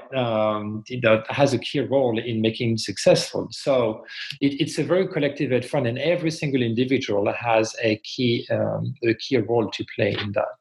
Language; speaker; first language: English; non-native, fluent; French